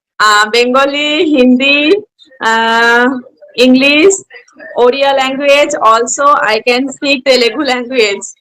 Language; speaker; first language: English; non-native, learner; Bangla